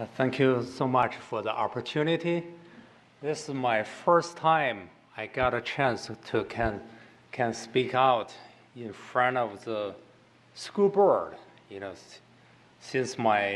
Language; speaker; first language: English; non-native, fluent; Chinese